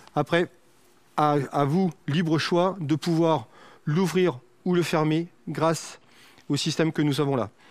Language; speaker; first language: French; native; French